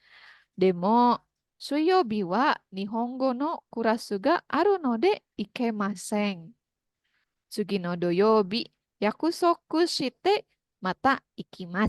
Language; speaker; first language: Japanese; non-native, fluent; Indonesian